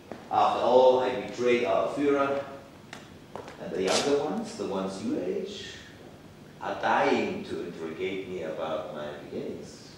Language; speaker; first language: English; non-native, fluent; German